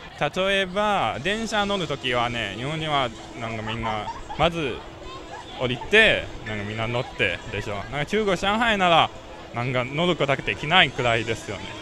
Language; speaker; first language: Japanese; non-native, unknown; Chinese